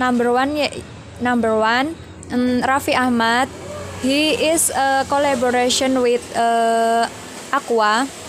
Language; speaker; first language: English; non-native, learner; Indonesian